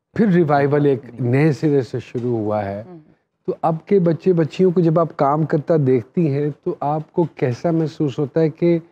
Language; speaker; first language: Urdu; non-native, local second language; Punjabi